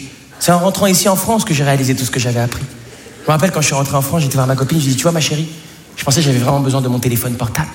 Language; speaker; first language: French; native; French